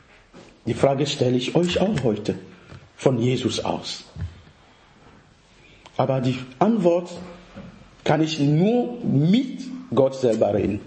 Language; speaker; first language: German; non-native, fluent; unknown